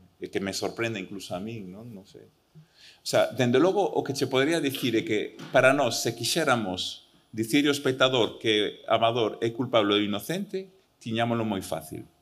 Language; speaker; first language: Galician; early bilingual, heritage; Galician